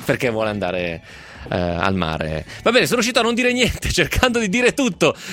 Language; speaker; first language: Italian; native; Italian